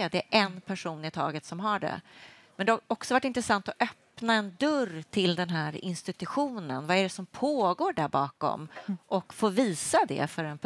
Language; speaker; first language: Swedish; native; Swedish